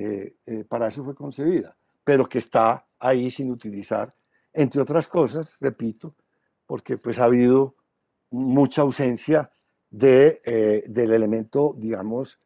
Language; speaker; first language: Spanish; native; Spanish